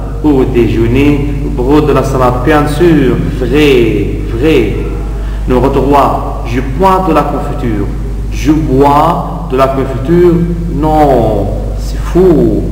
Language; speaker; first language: French; non-native, fluent; Arabic